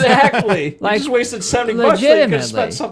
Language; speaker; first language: English; native; English